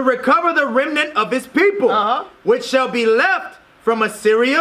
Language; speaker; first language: English; native; English